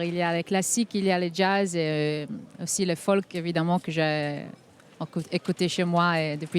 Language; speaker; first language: French; non-native, fluent; Hebrew